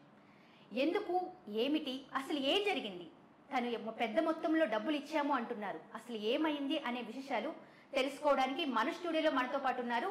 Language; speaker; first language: Telugu; native; Telugu